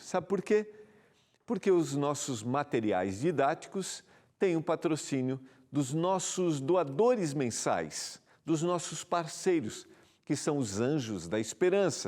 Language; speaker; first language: Portuguese; native; Portuguese